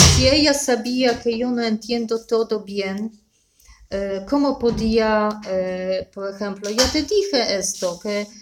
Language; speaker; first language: Spanish; non-native, learner; Polish